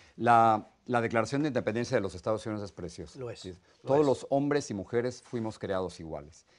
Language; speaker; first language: Spanish; native; Spanish